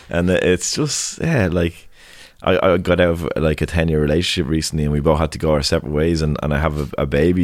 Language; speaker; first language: English; native; English